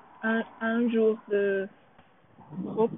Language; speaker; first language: French; non-native, learner; English